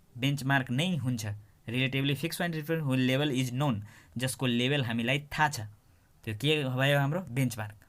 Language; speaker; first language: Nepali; non-native, local second language; Maithili